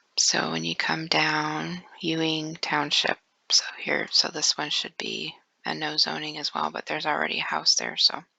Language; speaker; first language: English; native; English